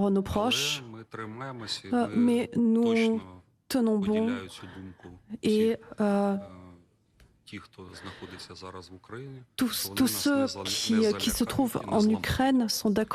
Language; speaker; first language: French; non-native, fluent; Ukrainian